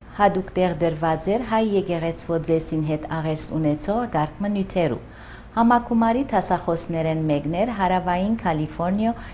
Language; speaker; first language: Armenian; early bilingual, heritage; Armenian